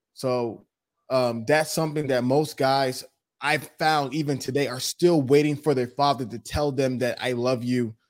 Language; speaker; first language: English; early bilingual, other home language; Yoruba